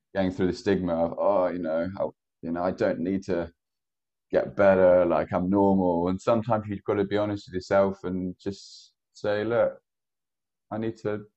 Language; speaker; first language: English; native; English